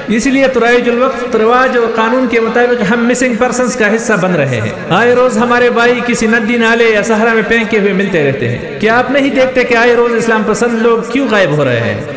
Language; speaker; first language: Urdu; non-native, local second language; Pashto